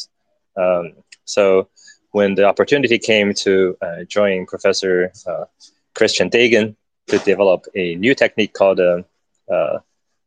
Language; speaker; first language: English; early bilingual, other home language; Chinese